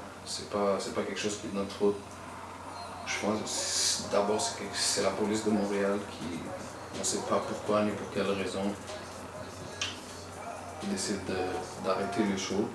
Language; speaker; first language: French; native; French